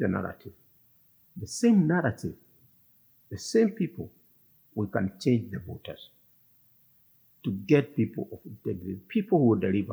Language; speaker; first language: English; non-native, local second language; Kikuyu